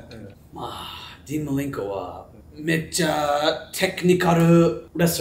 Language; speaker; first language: Japanese; non-native, learner; English